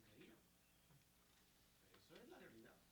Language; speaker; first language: Spanish; native; Spanish